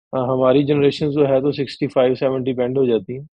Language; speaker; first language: Urdu; non-native, local second language; Punjabi